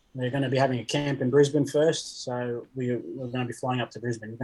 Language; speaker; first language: English; native; English